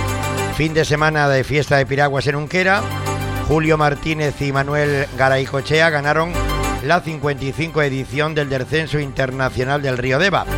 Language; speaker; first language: Spanish; native; Spanish